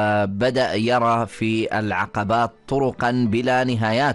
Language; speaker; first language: Arabic; native; Arabic